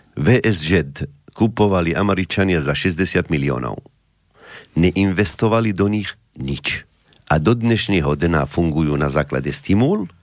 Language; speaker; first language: Slovak; non-native, fluent; Arabic